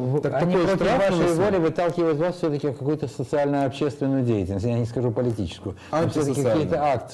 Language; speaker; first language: Russian; native; Russian